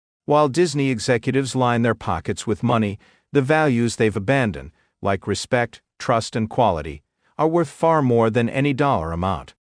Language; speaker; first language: English; native; English